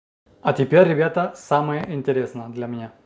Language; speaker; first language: Russian; non-native, fluent; Spanish